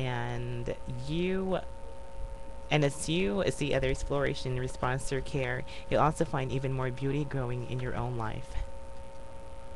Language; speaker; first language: English; native; English